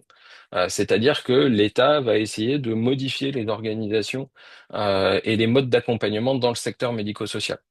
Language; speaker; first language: French; native; French